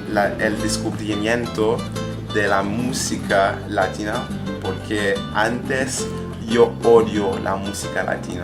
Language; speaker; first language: Spanish; non-native, learner; French